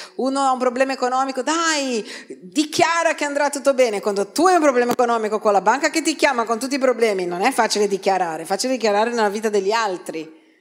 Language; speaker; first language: Italian; non-native, fluent; Portuguese